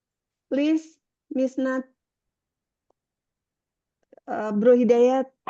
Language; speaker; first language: English; non-native, learner; Indonesian